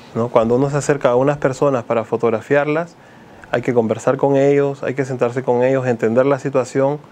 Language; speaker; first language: Spanish; native; Spanish